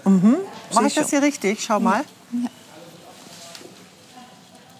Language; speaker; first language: German; native; German